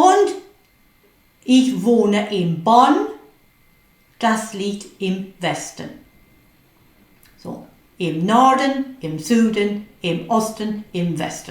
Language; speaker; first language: German; non-native, fluent; English